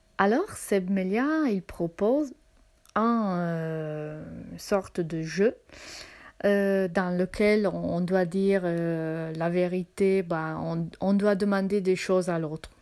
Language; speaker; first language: French; non-native, fluent; Italian